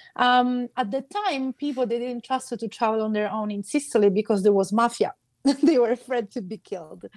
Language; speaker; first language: English; non-native, fluent; Sicilian